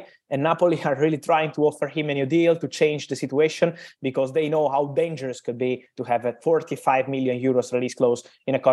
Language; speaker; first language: English; non-native, fluent; Italian